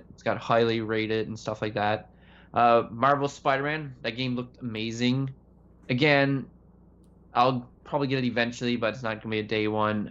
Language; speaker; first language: English; native; English